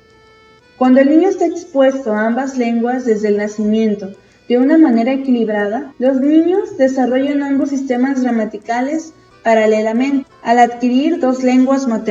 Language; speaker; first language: Spanish; native; Spanish